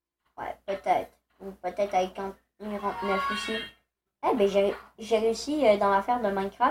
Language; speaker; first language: French; native; French